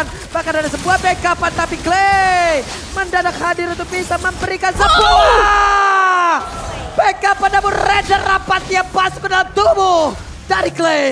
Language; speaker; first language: Indonesian; native; Indonesian